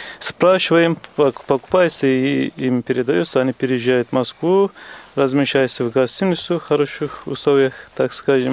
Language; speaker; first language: Russian; non-native, fluent; Turkish